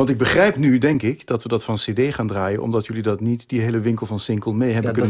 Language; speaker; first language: Dutch; native; Dutch